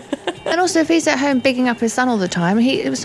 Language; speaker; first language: English; native; English